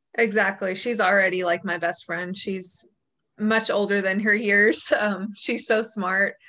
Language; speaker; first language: English; native; English